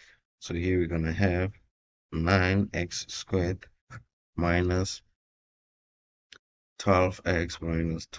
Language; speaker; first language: English; non-native, local second language; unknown